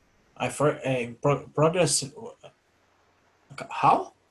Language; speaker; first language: English; non-native, learner; Portuguese